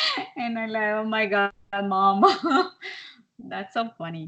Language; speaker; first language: English; non-native, learner; Spanish